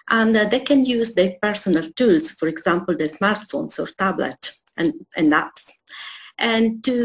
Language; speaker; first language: English; non-native, fluent; Italian